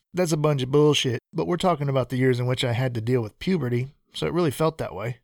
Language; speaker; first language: English; early bilingual, other home language; Spanish